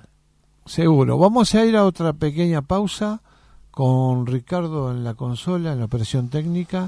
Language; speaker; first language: Spanish; native; Spanish